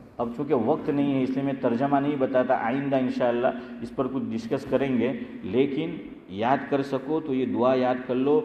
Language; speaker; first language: Urdu; non-native, local second language; Gujarati